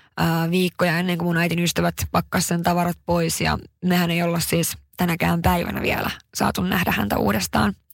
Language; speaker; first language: Finnish; early bilingual, heritage; Finnish